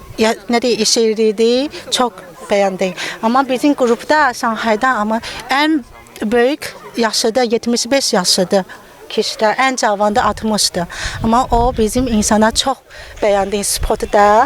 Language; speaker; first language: Azerbaijani; non-native, learner; Chinese